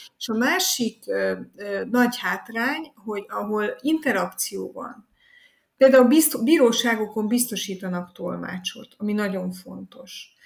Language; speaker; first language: Hungarian; native; Hungarian